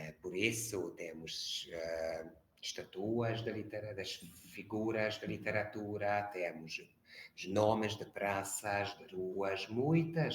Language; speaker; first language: Portuguese; non-native, learner; Hungarian